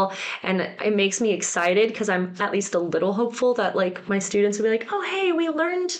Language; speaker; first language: English; native; English